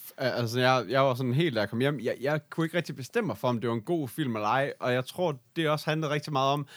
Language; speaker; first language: Danish; native; Danish